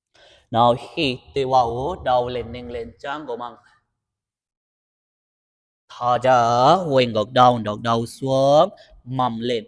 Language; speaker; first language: Vietnamese; non-native, learner; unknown